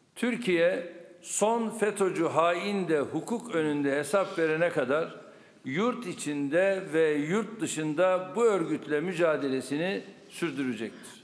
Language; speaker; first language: Turkish; native; Turkish